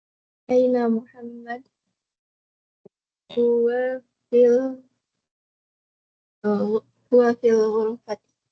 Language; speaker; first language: Arabic; non-native, learner; Indonesian